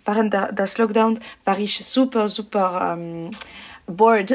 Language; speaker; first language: German; non-native, local second language; French